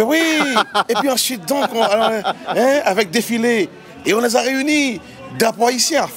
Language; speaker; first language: French; non-native, local second language; Haitian Creole